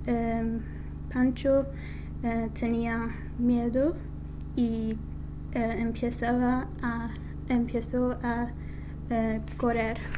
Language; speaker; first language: Spanish; non-native, learner; English